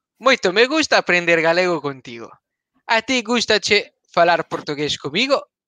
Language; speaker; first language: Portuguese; native; Portuguese